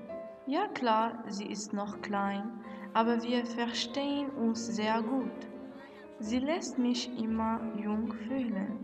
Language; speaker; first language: German; non-native, learner; Arabic